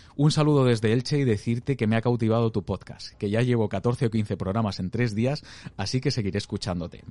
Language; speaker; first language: Spanish; native; Spanish